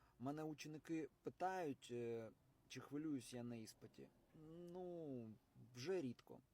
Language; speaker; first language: Ukrainian; non-native, local second language; Russian